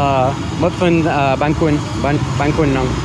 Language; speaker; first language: Vietnamese; non-native, learner; English